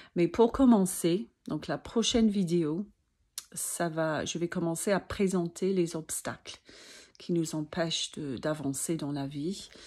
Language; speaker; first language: French; non-native, fluent; English